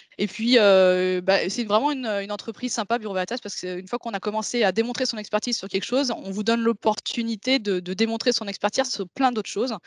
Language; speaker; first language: French; native; French